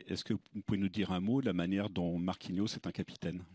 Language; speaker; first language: French; native; French